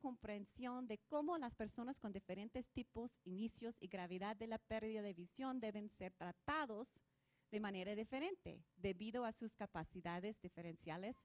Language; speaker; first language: Spanish; non-native, fluent; English